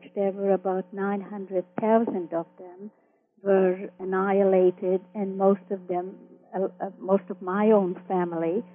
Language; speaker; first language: English; early bilingual, other home language; Hungarian